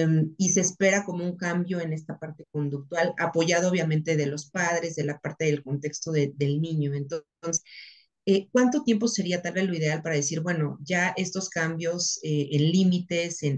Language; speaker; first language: Spanish; native; Spanish